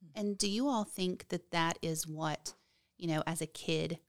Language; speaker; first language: English; native; English